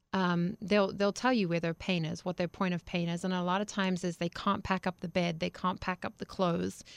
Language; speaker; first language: English; native; English